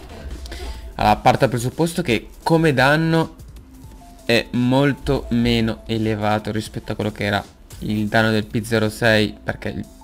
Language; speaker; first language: Italian; native; Italian